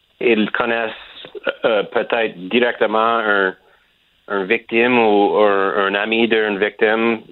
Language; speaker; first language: French; non-native, learner; English